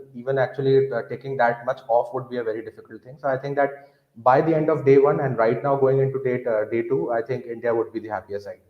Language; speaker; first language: English; non-native, local second language; Hindi